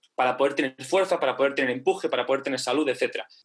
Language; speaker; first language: Spanish; native; Spanish